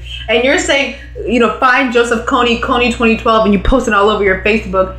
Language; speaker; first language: English; non-native, local second language; Swahili